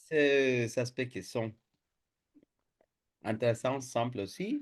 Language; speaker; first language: French; non-native, fluent; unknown